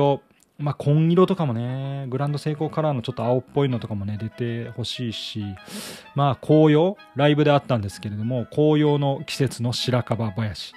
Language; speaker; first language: Japanese; native; Japanese